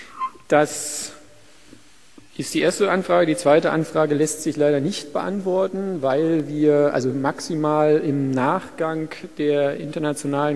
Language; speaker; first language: German; native; German